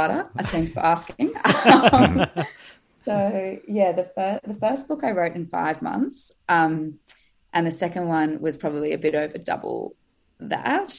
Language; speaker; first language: English; native; English